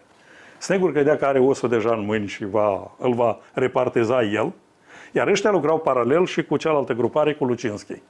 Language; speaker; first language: Romanian; native; Romanian